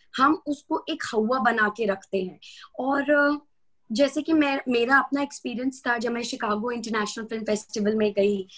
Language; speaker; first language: Hindi; native; Hindi